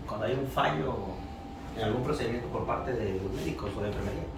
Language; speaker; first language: Spanish; native; Spanish